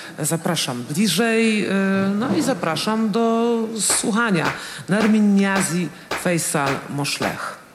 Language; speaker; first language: Polish; native; Polish